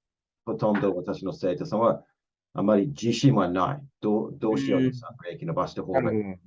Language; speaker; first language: Japanese; non-native, fluent; English